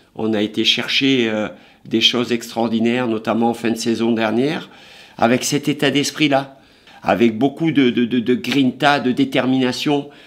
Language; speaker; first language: French; native; French